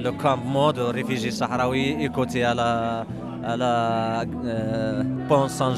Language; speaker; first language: French; non-native, learner; Arabic